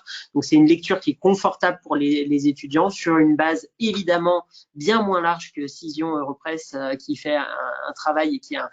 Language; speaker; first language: French; native; French